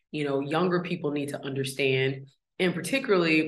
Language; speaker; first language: English; native; English